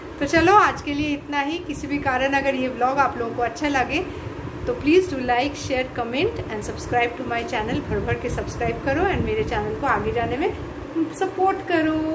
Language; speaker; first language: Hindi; non-native, local second language; Bangla